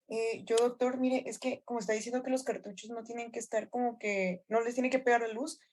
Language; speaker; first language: Spanish; native; Spanish